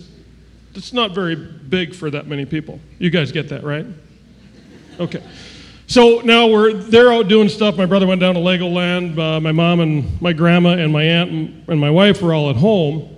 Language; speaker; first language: English; native; English